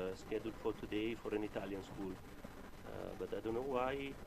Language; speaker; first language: English; non-native, fluent; Italian